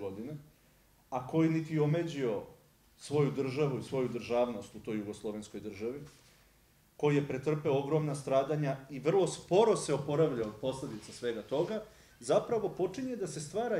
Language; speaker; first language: Serbian; native; Serbian